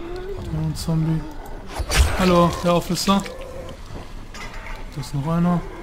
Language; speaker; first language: German; native; German